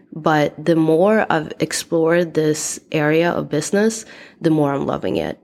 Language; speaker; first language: English; non-native, fluent; Swedish